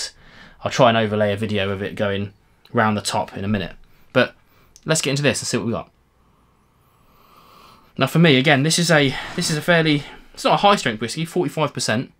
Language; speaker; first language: English; native; English